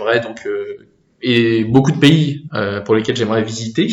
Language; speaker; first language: French; native; French